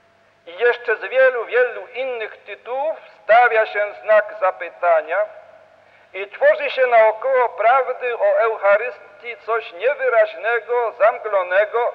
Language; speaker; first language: Polish; native; Polish